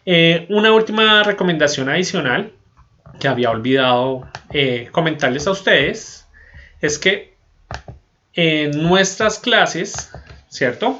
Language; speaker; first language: Spanish; native; Spanish